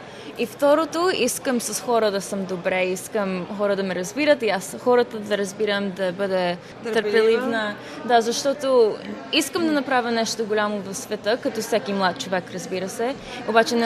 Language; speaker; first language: Bulgarian; early bilingual, heritage; Bulgarian